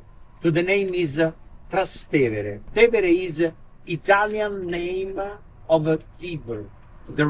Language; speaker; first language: English; non-native, learner; Italian